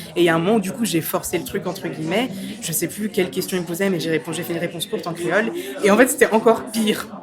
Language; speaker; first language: French; native; French